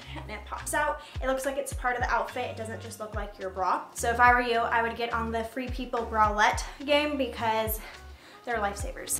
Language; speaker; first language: English; native; English